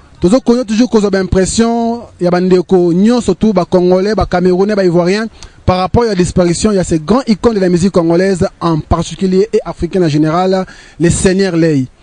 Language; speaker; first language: French; non-native, local second language; Lingala